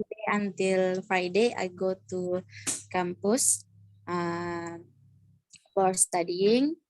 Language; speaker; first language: English; non-native, learner; Indonesian